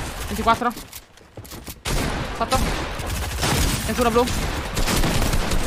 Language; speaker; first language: Italian; native; Italian